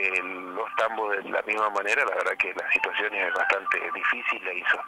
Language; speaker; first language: Spanish; native; Spanish